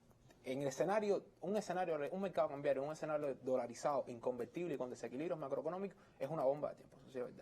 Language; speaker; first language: Spanish; native; Spanish